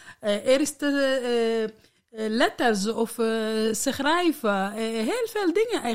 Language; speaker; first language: Dutch; non-native, learner; Arabic